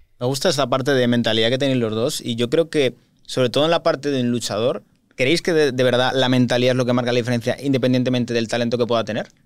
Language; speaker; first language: Spanish; native; Spanish